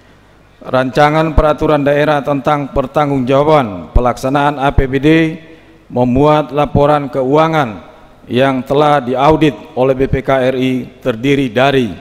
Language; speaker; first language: Indonesian; native; Indonesian